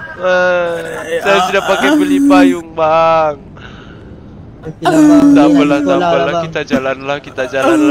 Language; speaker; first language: Malay; native; Malay